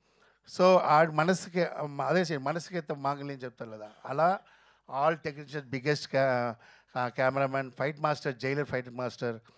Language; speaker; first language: Telugu; non-native, local second language; Tamil